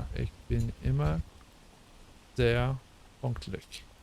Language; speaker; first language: German; non-native, learner; English